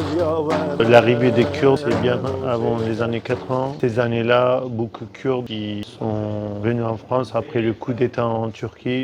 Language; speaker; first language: French; non-native, fluent; Kurdish